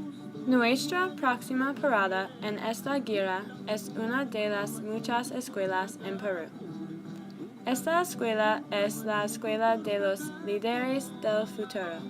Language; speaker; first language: Spanish; non-native, learner; English